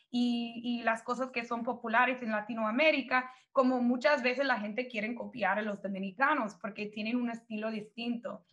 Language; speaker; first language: Spanish; non-native, fluent; English